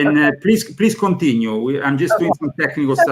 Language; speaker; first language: English; non-native, fluent; Italian